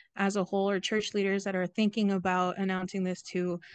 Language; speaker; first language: English; native; English